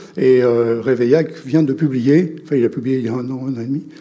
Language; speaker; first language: French; native; French